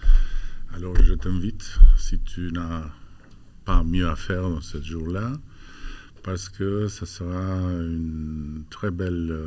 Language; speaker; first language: French; non-native, fluent; Albanian